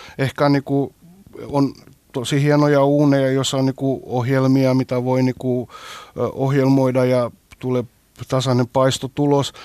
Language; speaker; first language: Finnish; non-native, fluent; Greek